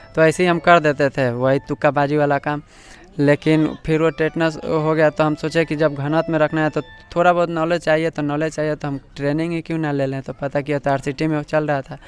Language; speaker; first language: Hindi; native; Hindi